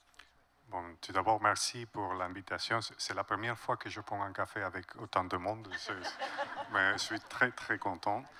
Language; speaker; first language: French; non-native, fluent; Spanish